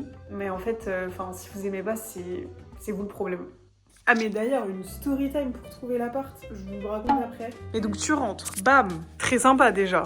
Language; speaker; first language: French; native; French